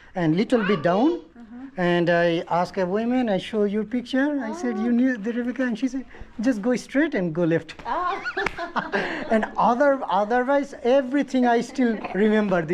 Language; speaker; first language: English; non-native, local second language; Bangla